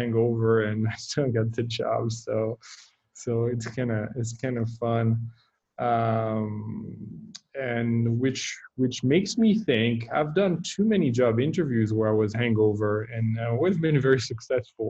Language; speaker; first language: English; non-native, fluent; French